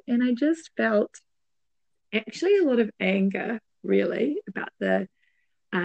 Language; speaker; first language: English; native; English